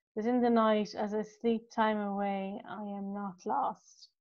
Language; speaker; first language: English; native; English